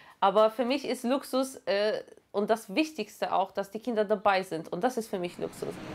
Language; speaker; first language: German; non-native, fluent; Polish